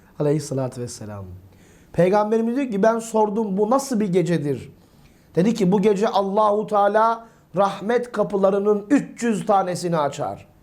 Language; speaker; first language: Turkish; native; Turkish